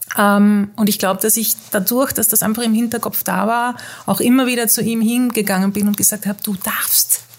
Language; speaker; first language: German; early bilingual, heritage; Dutch